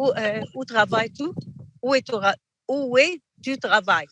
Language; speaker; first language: French; non-native, learner; Arabic